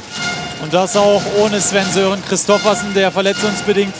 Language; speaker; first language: German; native; German